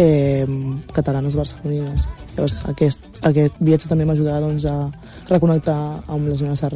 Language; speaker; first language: Catalan; early bilingual, other home language; Wolof